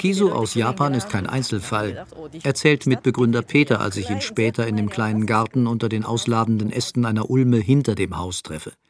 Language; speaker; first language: German; native; German